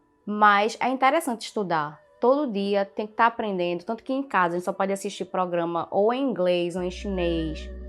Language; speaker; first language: Portuguese; early bilingual, other home language; Chinese